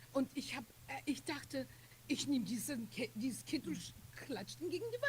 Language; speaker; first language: German; non-native, fluent; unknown